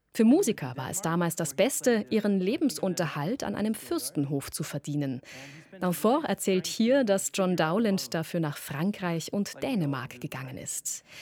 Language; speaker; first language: German; native; German